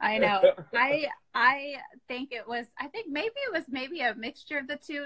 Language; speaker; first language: English; native; English